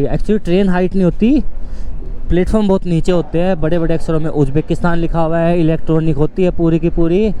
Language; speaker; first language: Hindi; native; Hindi